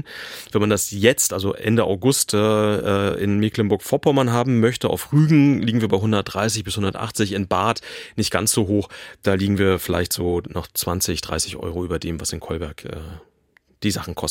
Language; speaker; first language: German; native; German